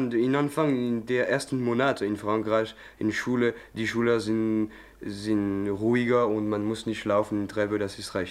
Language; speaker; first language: German; non-native, learner; French